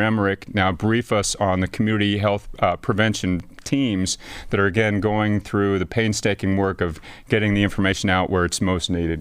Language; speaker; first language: English; native; English